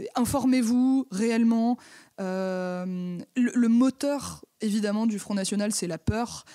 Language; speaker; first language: French; native; French